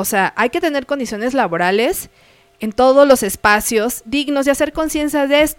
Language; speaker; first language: Spanish; native; Spanish